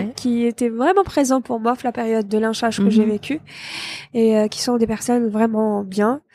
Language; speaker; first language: French; non-native, local second language; Arabic